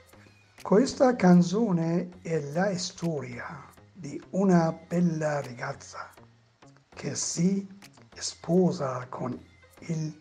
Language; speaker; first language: Italian; non-native, learner; Persian